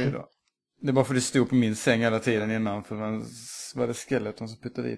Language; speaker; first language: Swedish; native; Swedish